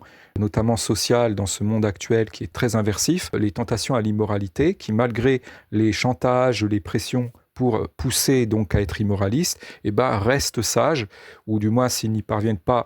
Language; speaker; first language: French; native; French